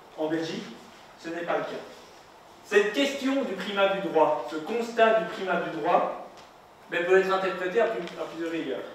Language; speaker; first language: French; native; French